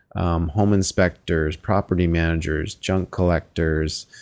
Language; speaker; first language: English; native; English